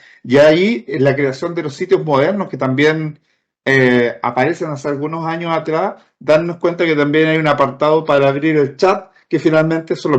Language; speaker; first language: Spanish; native; Spanish